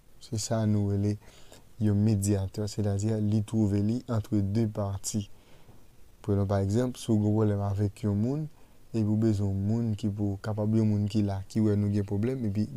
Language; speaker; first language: French; non-native, local second language; Haitian Creole